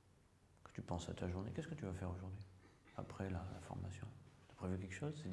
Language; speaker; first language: French; native; French